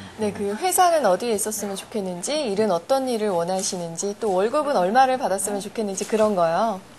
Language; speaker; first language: Korean; native; Korean